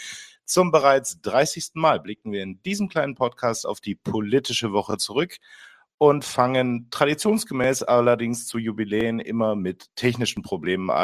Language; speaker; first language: German; native; German